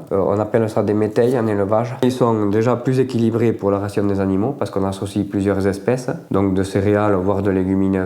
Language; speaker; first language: French; native; French